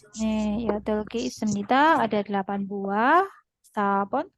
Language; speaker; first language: Korean; non-native, learner; Indonesian